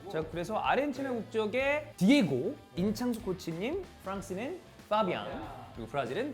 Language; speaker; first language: Korean; native; Korean